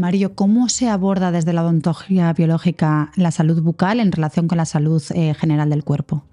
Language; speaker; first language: Spanish; native; Spanish